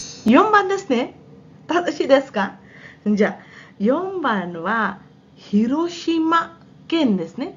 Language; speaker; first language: Japanese; non-native, fluent; Hindi